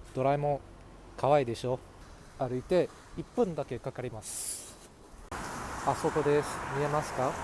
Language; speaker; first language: Japanese; non-native, learner; Min Nan Chinese